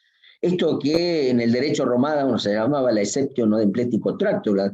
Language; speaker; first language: Spanish; native; Spanish